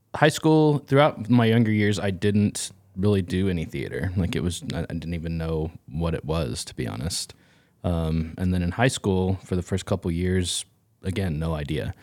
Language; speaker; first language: English; native; English